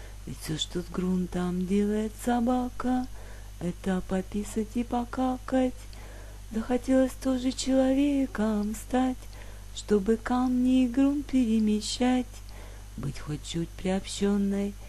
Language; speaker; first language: Russian; native; Russian